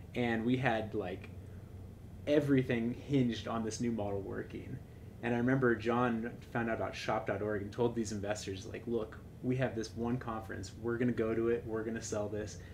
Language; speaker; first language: English; native; English